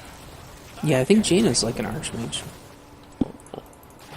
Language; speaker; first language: English; native; English